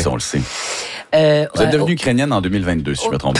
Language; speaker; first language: French; native; French